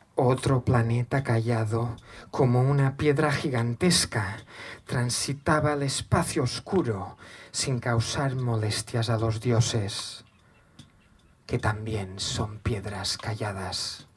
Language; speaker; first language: Spanish; non-native, local second language; Catalan